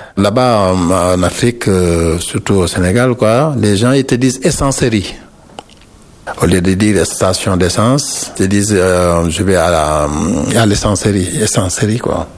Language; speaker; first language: French; non-native, local second language; Wolof